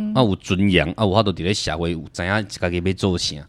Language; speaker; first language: Min Nan Chinese; non-native, local second language; Chinese